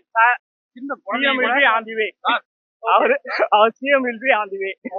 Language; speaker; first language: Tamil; non-native, local second language; Telugu